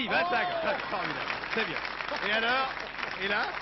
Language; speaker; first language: French; native; French